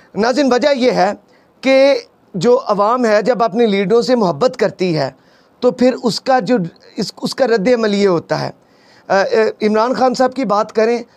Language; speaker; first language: Urdu; non-native, local second language; Punjabi